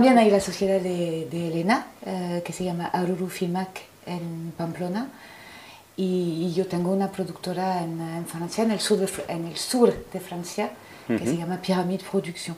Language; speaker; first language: Spanish; non-native, fluent; French